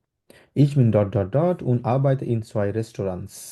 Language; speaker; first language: German; non-native, fluent; Bangla